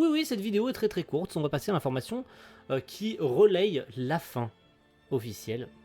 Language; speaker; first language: French; native; French